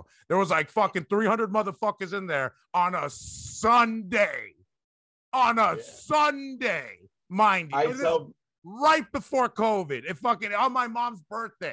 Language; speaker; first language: English; early bilingual, other home language; Spanish